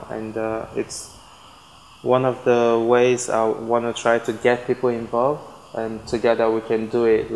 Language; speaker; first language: English; non-native, local second language; Igbo